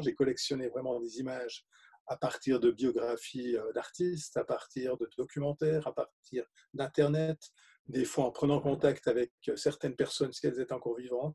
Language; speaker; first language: French; native; French